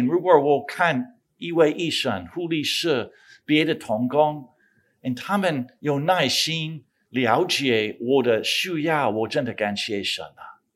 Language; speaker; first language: Chinese; non-native, fluent; English